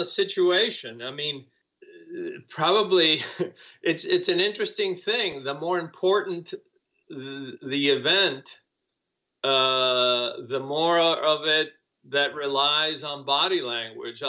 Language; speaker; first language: English; non-native, fluent; Spanish